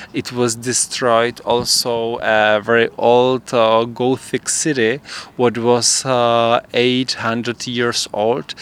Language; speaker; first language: English; non-native, fluent; Czech